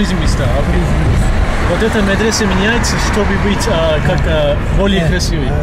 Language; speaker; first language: Russian; non-native, learner; Turkish